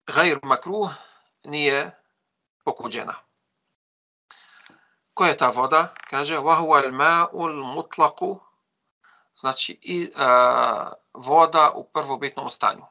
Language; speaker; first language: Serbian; non-native, fluent; Arabic